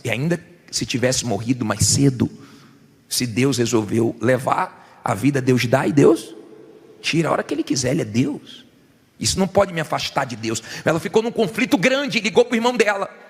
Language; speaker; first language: Portuguese; native; Portuguese